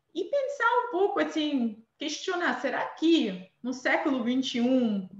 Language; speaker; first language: Portuguese; non-native, fluent; Armenian